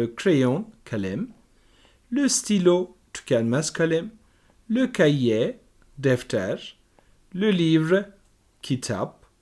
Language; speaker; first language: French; non-native, fluent; Turkish